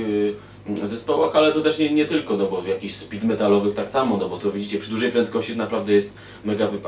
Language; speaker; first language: Polish; native; Polish